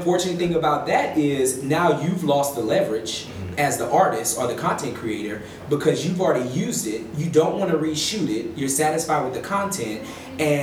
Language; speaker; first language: English; native; English